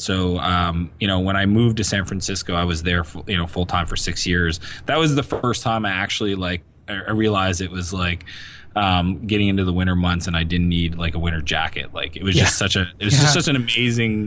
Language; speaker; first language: English; native; English